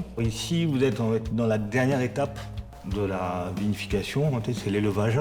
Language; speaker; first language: French; native; French